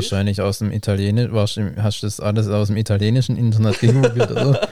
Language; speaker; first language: German; native; German